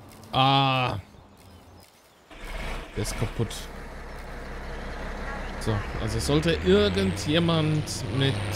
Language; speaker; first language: German; native; German